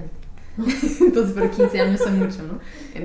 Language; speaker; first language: Spanish; non-native, fluent; English